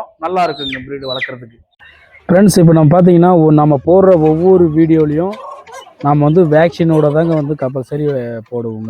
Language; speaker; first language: Tamil; native; Tamil